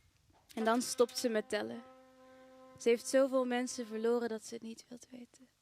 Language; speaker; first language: Dutch; early bilingual, other home language; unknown